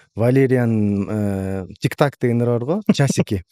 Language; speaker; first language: Russian; non-native, local second language; Kyrgyz